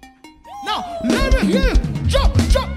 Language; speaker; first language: English; non-native, local second language; Igbo